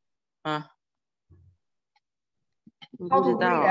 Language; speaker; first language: Chinese; non-native, learner; Thai